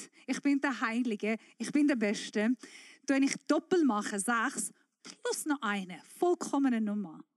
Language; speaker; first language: German; non-native, fluent; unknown